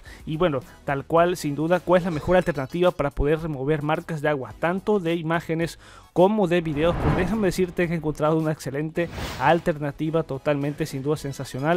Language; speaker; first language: Spanish; native; Spanish